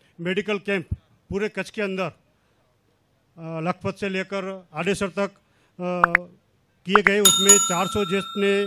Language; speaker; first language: Hindi; non-native, local second language; Kachhi